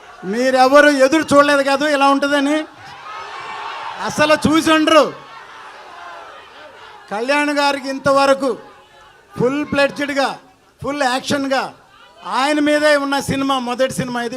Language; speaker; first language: Telugu; native; Telugu